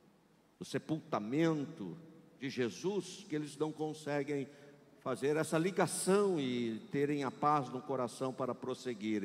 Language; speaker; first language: Portuguese; native; Portuguese